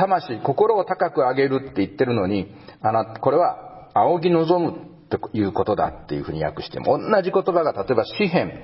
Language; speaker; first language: Japanese; native; Japanese